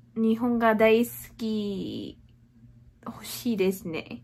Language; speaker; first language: Japanese; non-native, learner; English